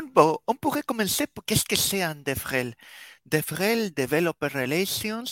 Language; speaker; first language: French; non-native, fluent; Spanish